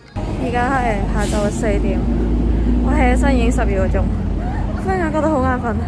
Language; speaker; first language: Cantonese; native; Cantonese